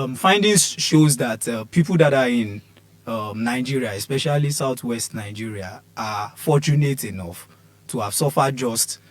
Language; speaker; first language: English; non-native, local second language; Yoruba